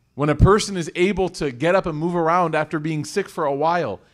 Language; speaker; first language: English; native; English